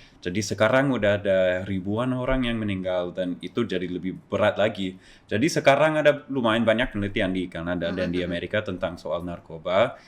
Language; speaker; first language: Indonesian; non-native, fluent; English